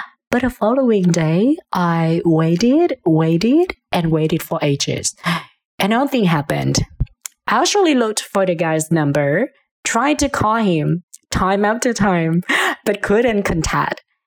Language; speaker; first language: English; non-native, fluent; Vietnamese